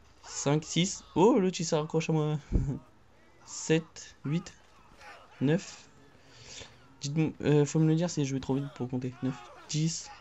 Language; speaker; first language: French; native; French